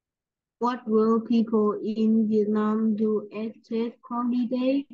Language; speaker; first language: English; non-native, learner; Vietnamese